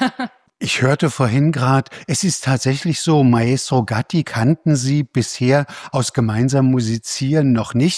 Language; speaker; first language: German; native; German